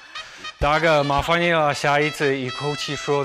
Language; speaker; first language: Chinese; non-native, learner; English